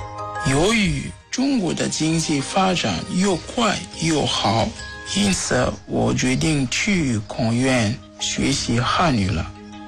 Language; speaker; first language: Chinese; non-native, fluent; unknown